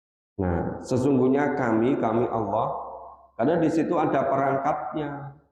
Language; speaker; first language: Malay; non-native, local second language; Javanese